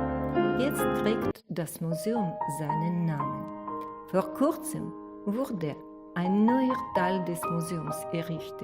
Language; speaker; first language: German; non-native, learner; Russian